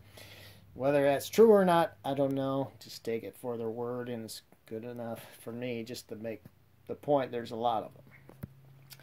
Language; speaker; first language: English; native; English